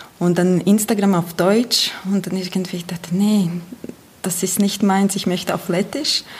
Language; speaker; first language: German; non-native, fluent; Latvian